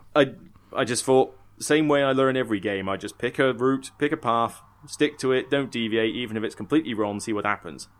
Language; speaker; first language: English; native; English